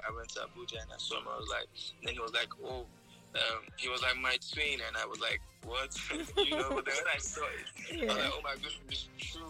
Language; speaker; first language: English; non-native, local second language; Yoruba